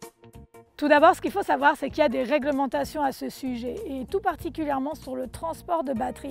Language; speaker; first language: French; native; French